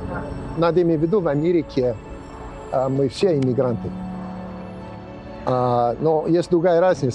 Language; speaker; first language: Russian; non-native, fluent; English